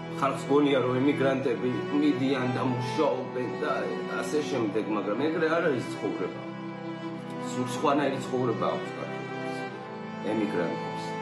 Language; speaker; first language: Georgian; early bilingual, heritage; Georgian